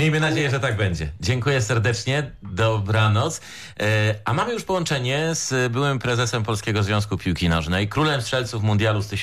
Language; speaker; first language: Polish; native; Polish